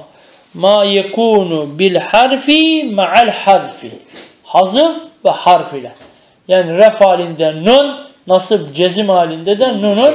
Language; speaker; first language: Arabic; non-native, fluent; Turkish